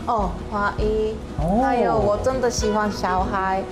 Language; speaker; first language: Chinese; non-native, learner; Korean